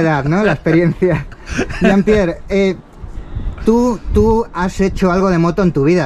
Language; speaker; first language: Spanish; native; Spanish